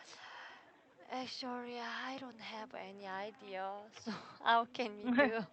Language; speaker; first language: English; non-native, learner; Korean